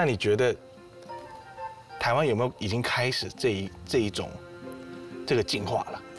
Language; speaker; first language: Chinese; native; Chinese